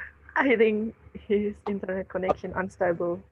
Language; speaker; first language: English; non-native, learner; Indonesian